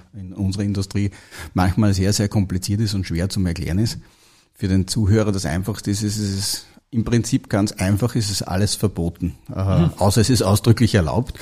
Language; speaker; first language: German; native; German